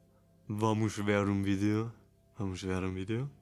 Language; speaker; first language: Portuguese; non-native, learner; German